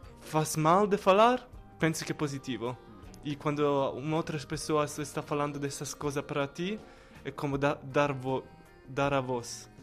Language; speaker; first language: Portuguese; non-native, learner; Italian